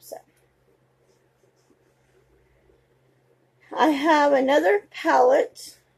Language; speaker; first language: English; native; English